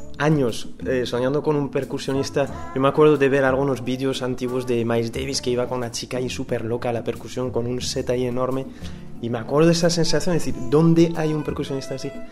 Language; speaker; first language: Spanish; non-native, fluent; French